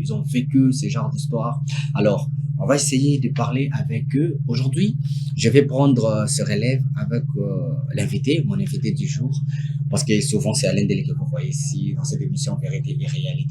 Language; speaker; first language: French; non-native, local second language; Lingala